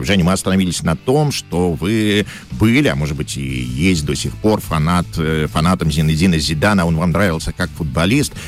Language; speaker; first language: Russian; native; Russian